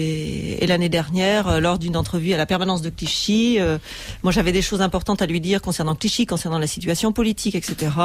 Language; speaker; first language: French; native; French